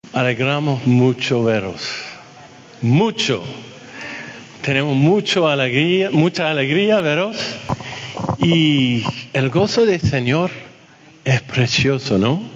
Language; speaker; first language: Spanish; non-native, fluent; French